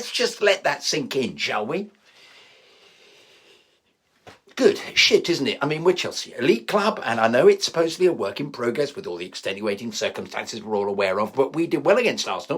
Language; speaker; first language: English; native; English